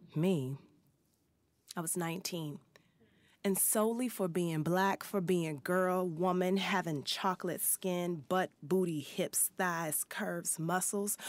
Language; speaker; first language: English; native; English